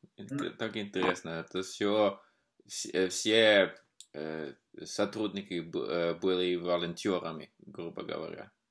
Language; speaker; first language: Russian; non-native, fluent; Norwegian